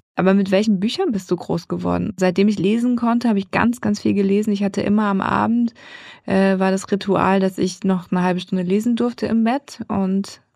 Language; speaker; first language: German; native; German